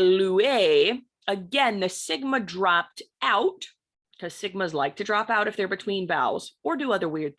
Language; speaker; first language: English; native; English